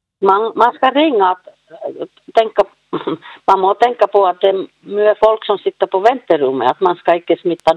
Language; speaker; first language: Swedish; non-native, learner; Finnish